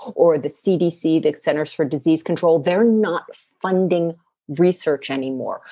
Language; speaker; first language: English; native; English